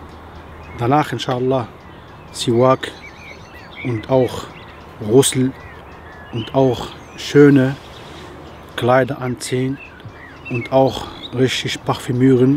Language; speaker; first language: German; non-native, fluent; Arabic